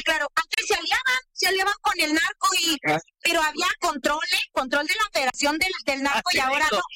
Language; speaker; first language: Spanish; native; Spanish